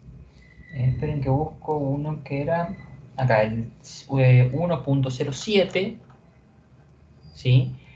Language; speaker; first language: Spanish; native; Spanish